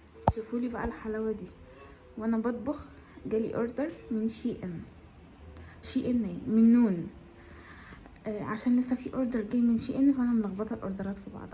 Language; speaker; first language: Arabic; native; Arabic